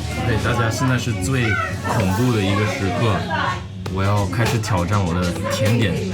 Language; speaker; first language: Chinese; non-native, fluent; English